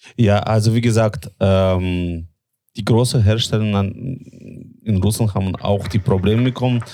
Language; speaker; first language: German; non-native, fluent; Russian